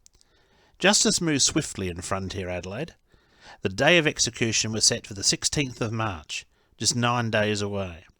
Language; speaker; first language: English; native; English